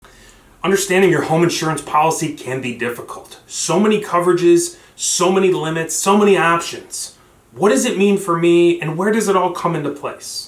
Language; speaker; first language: English; native; English